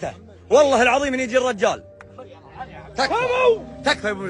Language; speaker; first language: Arabic; native; Arabic